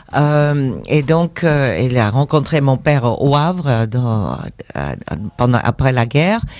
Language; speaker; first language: French; non-native, fluent; English